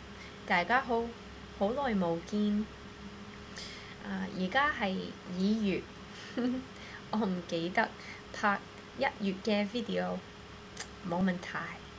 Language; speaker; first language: Cantonese; non-native, learner; English